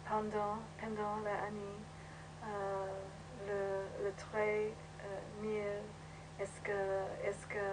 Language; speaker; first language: French; non-native, learner; English